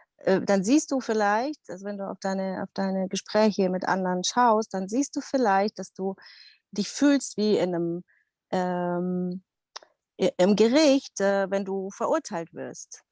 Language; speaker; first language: German; non-native, fluent; Dutch